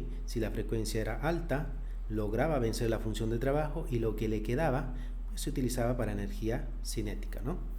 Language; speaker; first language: Spanish; native; Spanish